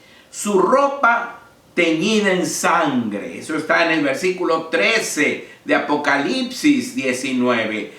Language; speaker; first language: Spanish; native; Spanish